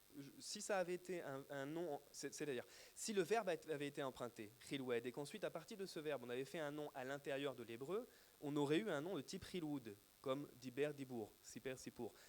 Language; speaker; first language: French; native; French